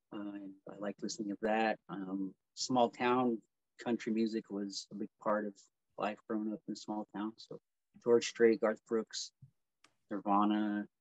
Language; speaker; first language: English; native; English